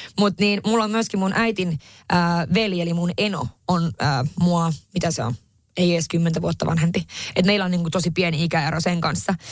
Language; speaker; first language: Finnish; native; Finnish